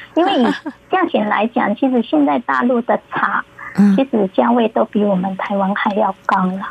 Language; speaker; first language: Chinese; native; Chinese